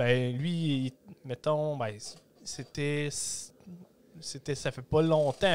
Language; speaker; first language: French; native; French